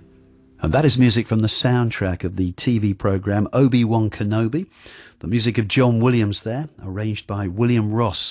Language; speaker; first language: English; native; English